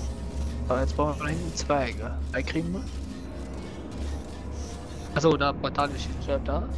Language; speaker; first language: German; native; German